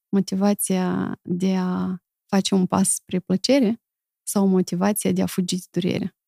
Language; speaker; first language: Romanian; native; Romanian